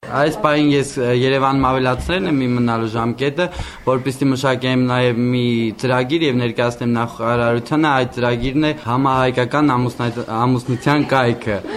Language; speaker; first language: Armenian; early bilingual, heritage; Armenian